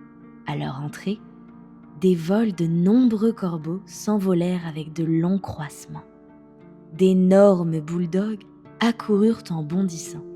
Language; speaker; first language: French; native; French